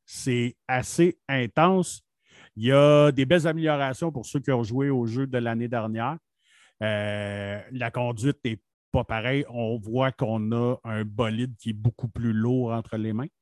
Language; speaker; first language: French; native; French